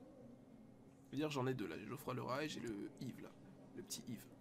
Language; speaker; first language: French; native; French